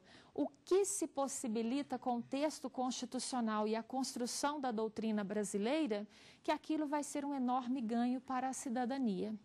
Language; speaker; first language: Portuguese; native; Portuguese